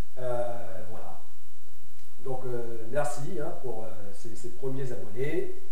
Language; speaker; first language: French; native; French